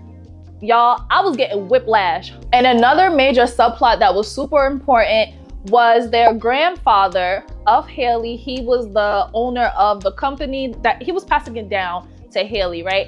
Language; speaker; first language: English; native; English